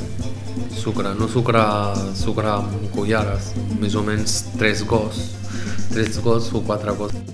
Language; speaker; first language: Catalan; non-native, learner; Arabic